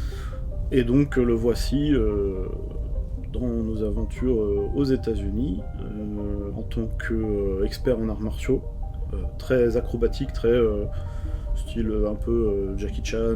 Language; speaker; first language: French; native; French